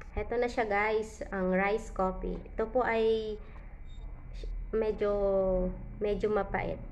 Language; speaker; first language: Filipino; non-native, local second language; Iloko